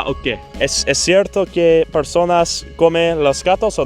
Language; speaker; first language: Spanish; non-native, learner; English